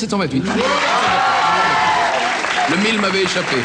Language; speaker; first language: French; native; French